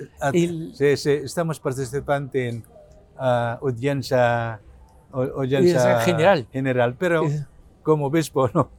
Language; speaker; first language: Spanish; non-native, learner; Cebuano